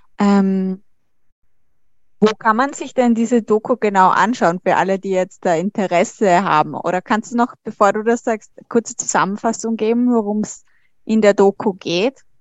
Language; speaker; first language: German; native; German